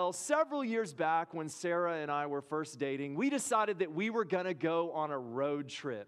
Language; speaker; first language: English; native; English